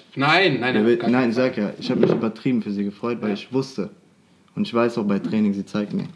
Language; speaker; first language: German; native; German